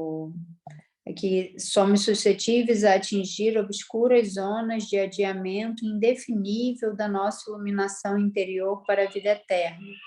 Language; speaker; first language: Portuguese; native; Portuguese